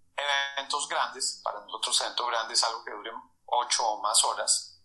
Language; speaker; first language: Spanish; native; Spanish